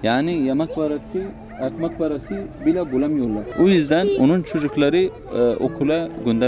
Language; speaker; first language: Turkish; non-native, fluent; Arabic